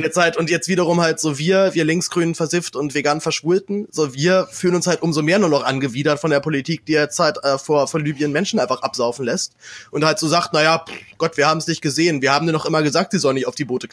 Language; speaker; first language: German; native; German